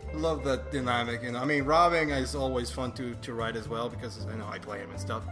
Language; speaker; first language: English; non-native, fluent; Spanish